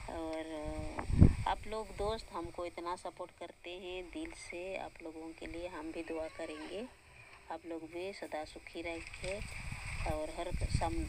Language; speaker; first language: Hindi; non-native, local second language; Santali